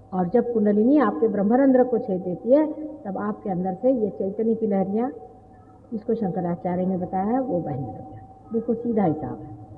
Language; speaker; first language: Hindi; non-native, local second language; Marathi